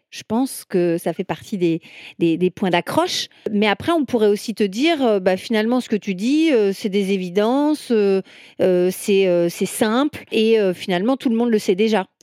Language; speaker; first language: French; native; French